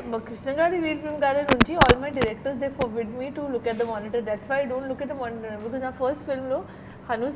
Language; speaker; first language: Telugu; non-native, learner; Hindi